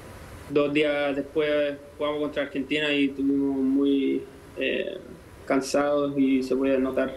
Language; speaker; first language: Spanish; native; Spanish